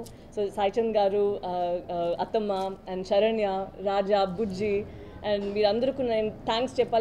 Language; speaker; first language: Telugu; non-native, fluent; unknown